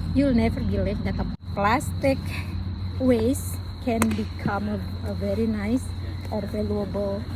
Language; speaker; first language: English; non-native, fluent; Indonesian